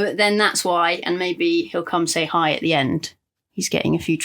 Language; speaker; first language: English; native; English